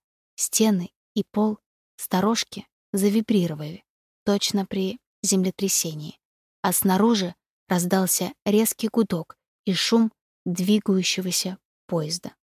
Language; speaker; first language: Russian; native; Russian